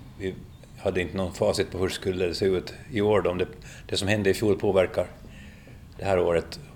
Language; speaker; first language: Swedish; native; Swedish